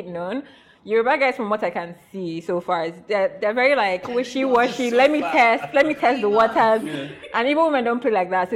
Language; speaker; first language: English; non-native, local second language; Igbo